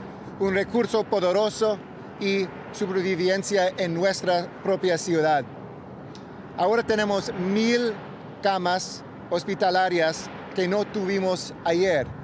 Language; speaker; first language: Spanish; non-native, local second language; English